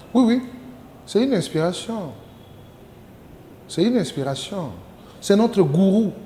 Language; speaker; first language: French; non-native, local second language; Lingala